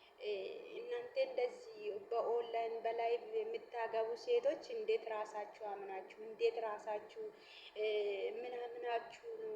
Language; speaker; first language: Amharic; non-native, local second language; Oromo